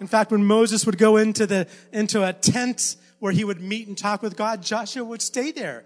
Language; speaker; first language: English; native; English